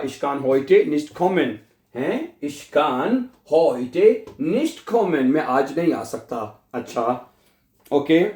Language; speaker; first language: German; non-native, fluent; Urdu